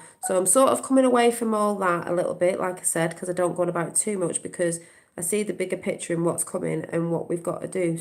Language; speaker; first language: English; native; English